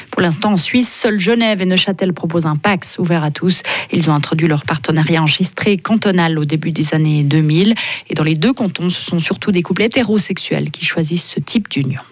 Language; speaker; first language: French; native; French